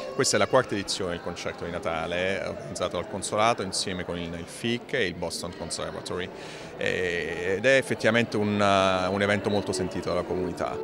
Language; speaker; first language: Italian; native; Italian